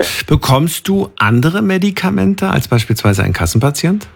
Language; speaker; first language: German; native; German